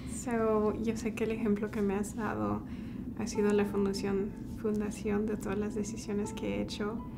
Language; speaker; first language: Spanish; early bilingual, heritage; Spanish